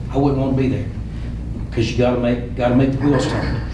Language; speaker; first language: English; native; English